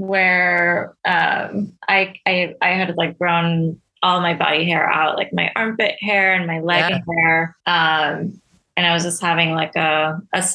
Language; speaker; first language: English; non-native, fluent; Spanish